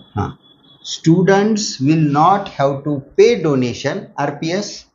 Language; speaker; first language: Hindi; non-native, local second language; Marathi